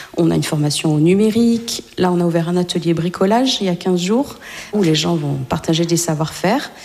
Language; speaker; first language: French; native; French